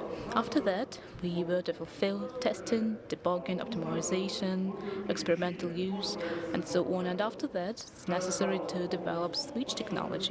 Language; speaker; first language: English; non-native, fluent; Russian